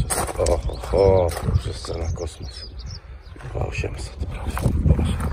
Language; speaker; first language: Polish; native; Polish